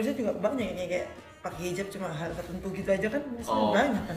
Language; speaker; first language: Indonesian; native; Indonesian